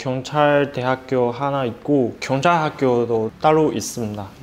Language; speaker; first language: Korean; non-native, fluent; Chinese